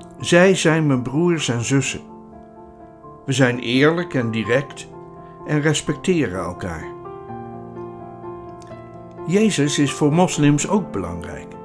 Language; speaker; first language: Dutch; non-native, fluent; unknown